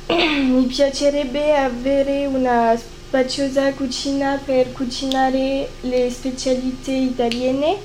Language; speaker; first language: Italian; non-native, learner; French